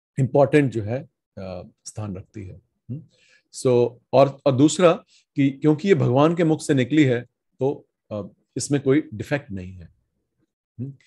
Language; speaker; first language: Hindi; native; Hindi